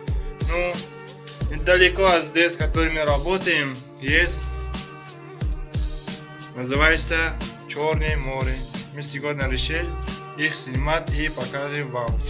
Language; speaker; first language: Russian; non-native, learner; Tajik